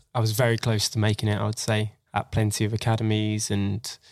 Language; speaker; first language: English; native; English